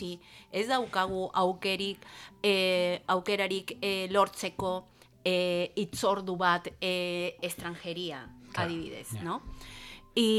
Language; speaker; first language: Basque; non-native, learner; Spanish